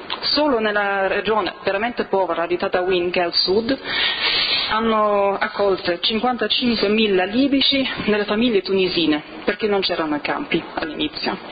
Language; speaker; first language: Italian; non-native, fluent; Arabic